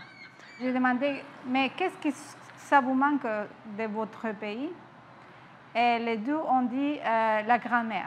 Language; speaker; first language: French; non-native, fluent; Spanish